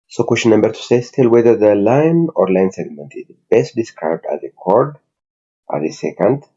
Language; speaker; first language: English; non-native, local second language; Amharic